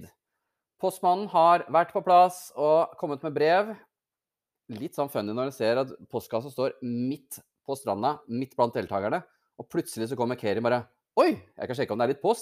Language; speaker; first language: Norwegian; native; Norwegian